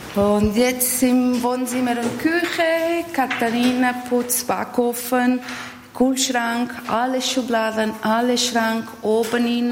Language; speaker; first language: German; non-native, learner; Portuguese